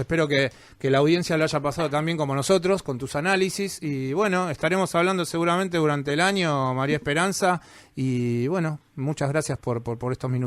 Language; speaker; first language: Spanish; native; Spanish